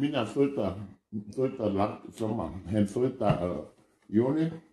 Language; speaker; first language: Finnish; non-native, learner; Thai